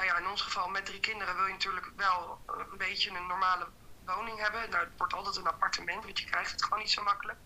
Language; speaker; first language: Dutch; native; Dutch